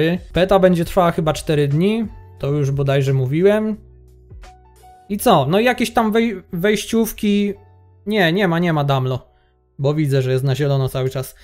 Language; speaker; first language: Polish; native; Polish